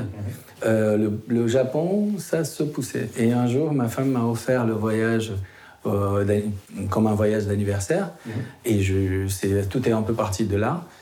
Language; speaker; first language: French; non-native, fluent; Portuguese